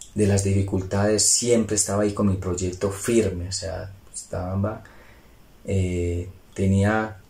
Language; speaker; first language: Spanish; native; Spanish